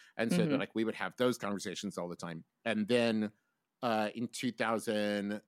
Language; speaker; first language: English; native; English